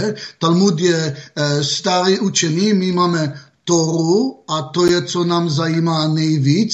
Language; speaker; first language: Czech; non-native, fluent; Hebrew